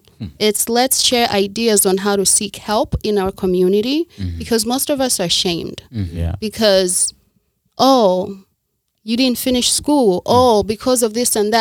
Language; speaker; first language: English; non-native, local second language; Kinyarwanda